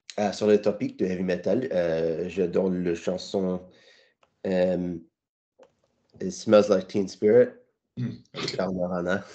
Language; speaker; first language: French; non-native, learner; English